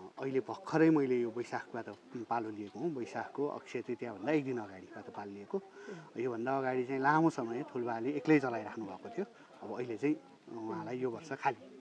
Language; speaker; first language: Nepali; non-native, local second language; Newari